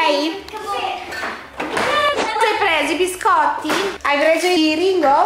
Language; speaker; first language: Italian; native; Italian